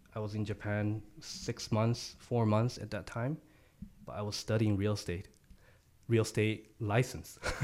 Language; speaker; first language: English; non-native, fluent; Japanese